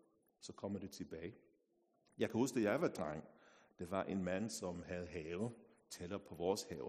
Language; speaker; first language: Danish; non-native, fluent; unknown